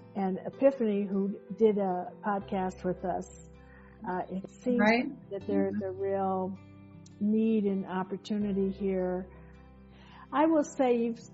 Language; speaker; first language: English; native; English